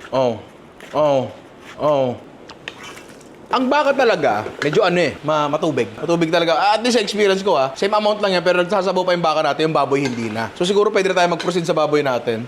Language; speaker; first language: Filipino; native; Filipino